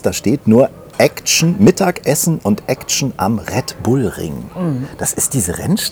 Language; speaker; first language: German; native; German